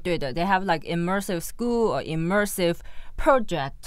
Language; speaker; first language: English; non-native, fluent; Chinese